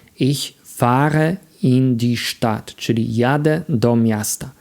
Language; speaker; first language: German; non-native, fluent; Polish